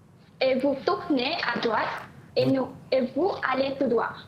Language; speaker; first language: French; non-native, learner; Malay